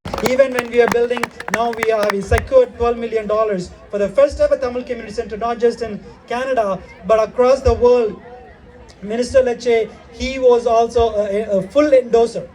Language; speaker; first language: English; non-native, local second language; Tamil